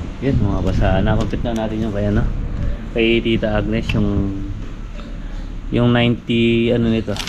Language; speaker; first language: Filipino; native; Filipino